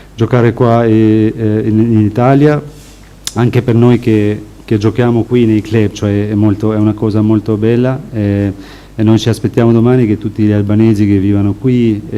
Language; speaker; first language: Italian; non-native, fluent; Albanian